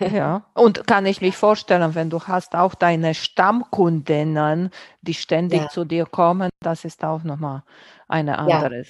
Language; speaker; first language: German; non-native, fluent; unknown